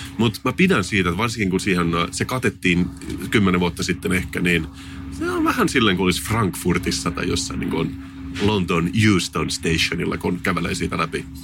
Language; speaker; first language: Finnish; native; Finnish